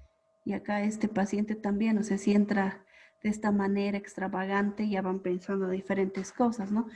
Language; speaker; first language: Spanish; native; Spanish